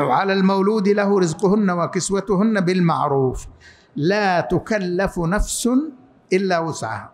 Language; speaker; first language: Arabic; native; Arabic